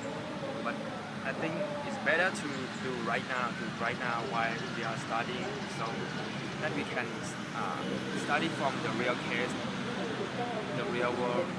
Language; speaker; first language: English; non-native, learner; Thai